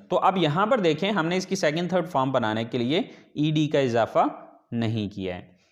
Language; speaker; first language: Urdu; native; Urdu